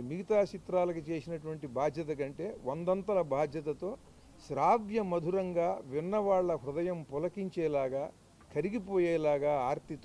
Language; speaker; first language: Telugu; native; Telugu